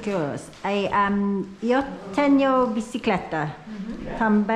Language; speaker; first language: Spanish; non-native, learner; English